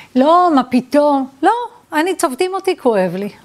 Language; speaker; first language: Hebrew; early bilingual, other home language; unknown